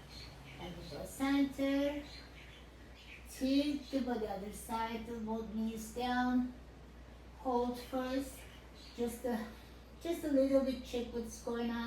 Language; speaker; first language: English; non-native, fluent; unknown